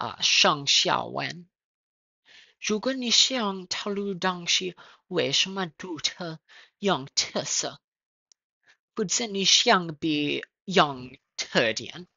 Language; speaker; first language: Chinese; non-native, learner; English